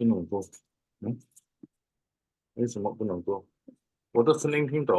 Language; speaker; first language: Chinese; non-native, fluent; Indonesian